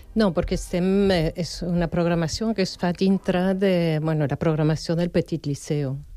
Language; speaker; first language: Catalan; non-native, fluent; French